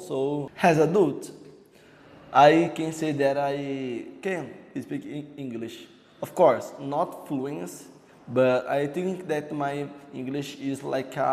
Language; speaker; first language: English; non-native, learner; Portuguese